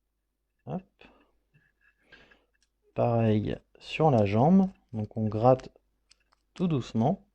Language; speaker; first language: French; native; French